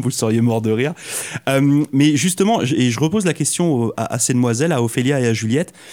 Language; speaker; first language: French; native; French